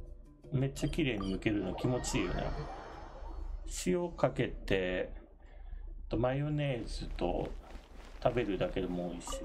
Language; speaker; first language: Japanese; native; Japanese